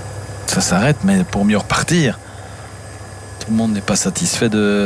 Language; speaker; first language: French; native; French